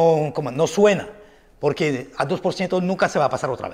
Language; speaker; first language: Spanish; non-native, learner; French